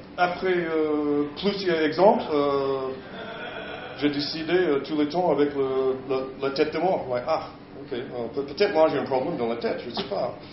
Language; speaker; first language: French; non-native, learner; English